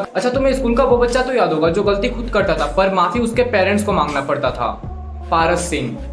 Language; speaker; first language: Hindi; non-native, local second language; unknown